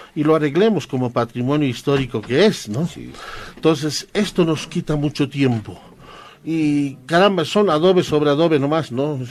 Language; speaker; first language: Spanish; non-native, local second language; Quechua